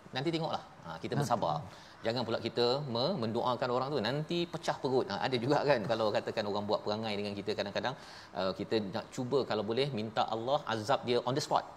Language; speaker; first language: Malay; native; Malay